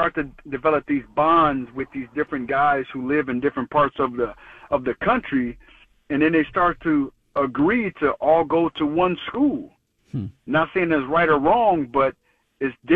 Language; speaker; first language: English; native; English